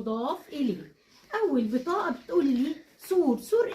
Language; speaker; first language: Arabic; native; Arabic